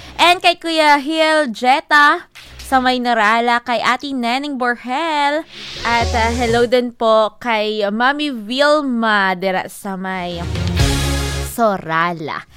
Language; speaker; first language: Filipino; non-native, local second language; Hiligaynon